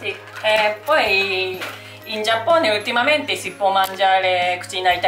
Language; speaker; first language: Italian; non-native, learner; Japanese